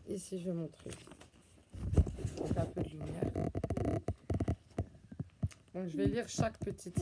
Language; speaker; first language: French; native; French